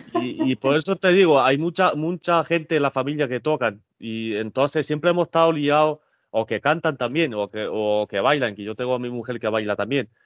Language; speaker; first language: Spanish; early bilingual, other home language; French